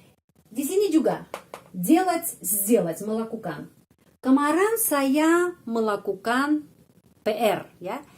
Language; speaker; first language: Indonesian; non-native, fluent; Russian